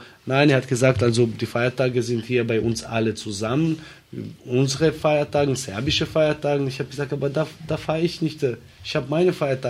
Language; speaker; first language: German; early bilingual, other home language; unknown